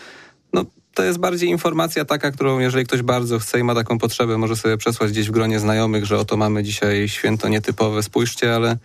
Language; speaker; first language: Polish; native; Polish